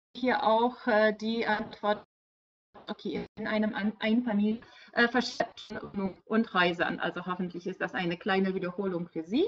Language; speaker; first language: German; non-native, fluent; Polish